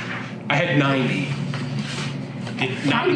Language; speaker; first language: English; native; English